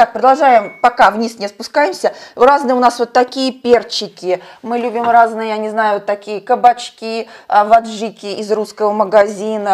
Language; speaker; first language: Russian; native; Russian